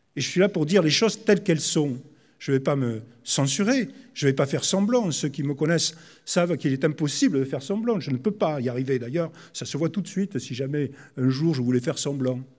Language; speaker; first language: French; native; French